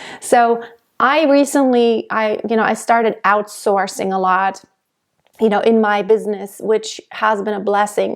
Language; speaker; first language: English; non-native, fluent; German